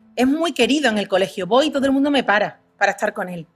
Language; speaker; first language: Spanish; native; Spanish